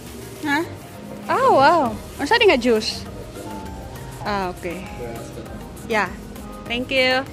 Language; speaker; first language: Filipino; native; Filipino